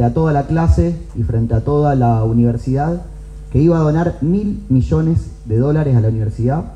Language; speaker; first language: Spanish; native; Spanish